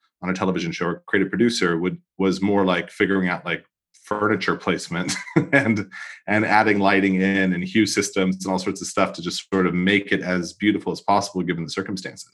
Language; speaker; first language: English; native; English